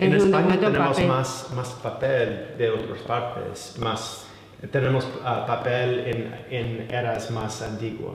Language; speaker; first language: Spanish; non-native, fluent; English